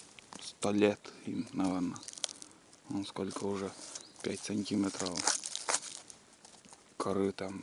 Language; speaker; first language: Russian; native; Russian